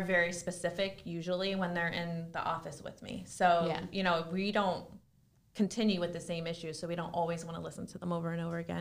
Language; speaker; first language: English; native; English